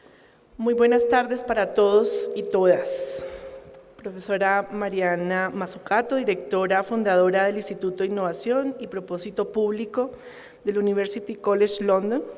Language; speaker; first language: Spanish; native; Spanish